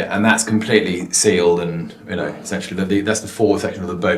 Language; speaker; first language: English; native; English